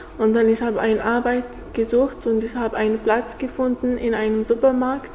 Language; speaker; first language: German; non-native, learner; Arabic